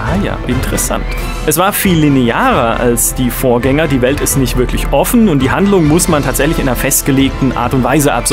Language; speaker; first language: German; native; German